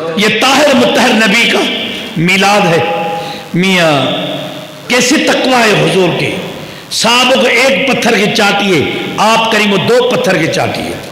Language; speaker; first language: Urdu; non-native, local second language; Sindhi